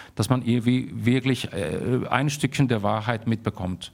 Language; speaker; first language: German; early bilingual, heritage; German